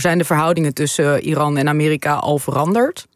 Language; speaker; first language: Dutch; native; Dutch